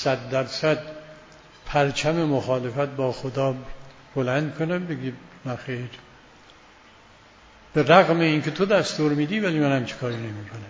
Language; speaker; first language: Persian; native; Persian